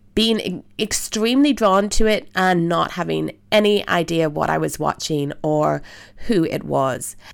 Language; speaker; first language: English; native; English